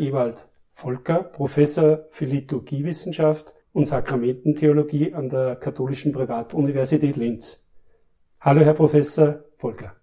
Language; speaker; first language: German; native; German